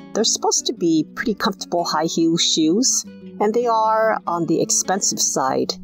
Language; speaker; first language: English; native; English